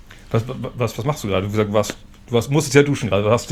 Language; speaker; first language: German; native; German